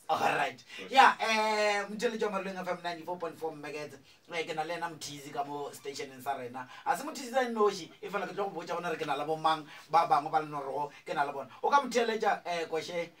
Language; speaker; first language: Northern Sotho; native; Northern Sotho